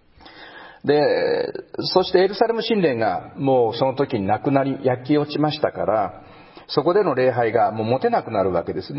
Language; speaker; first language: Japanese; native; Japanese